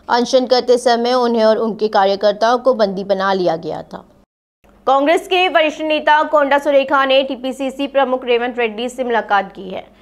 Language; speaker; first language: Hindi; native; Hindi